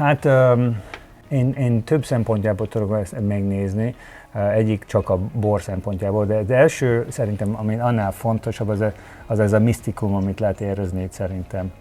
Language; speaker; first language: Hungarian; early bilingual, heritage; Hungarian